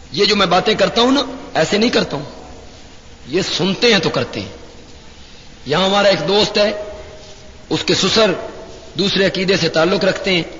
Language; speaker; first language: Urdu; non-native, local second language; Punjabi